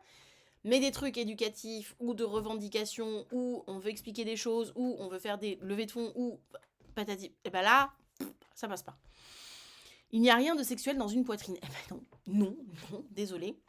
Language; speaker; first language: French; native; French